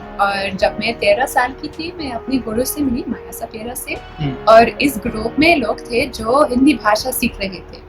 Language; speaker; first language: Hindi; non-native, fluent; Dutch